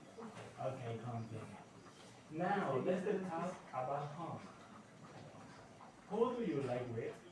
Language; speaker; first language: English; non-native, learner; Spanish